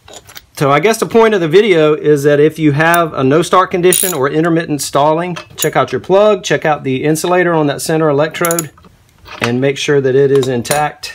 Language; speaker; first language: English; native; English